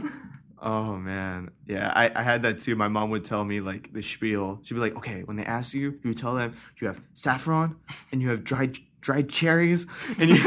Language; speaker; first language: English; early bilingual, other home language; Persian